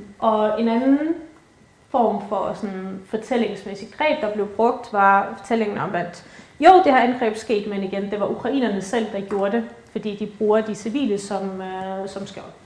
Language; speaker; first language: Danish; early bilingual, other home language; Ukrainian